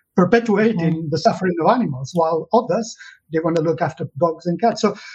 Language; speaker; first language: English; non-native, fluent; Spanish